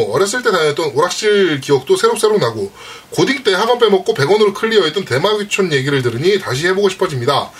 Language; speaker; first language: Korean; native; Korean